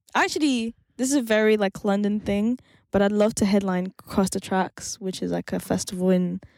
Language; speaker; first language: English; non-native, fluent; French